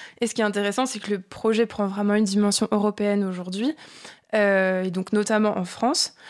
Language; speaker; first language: French; native; French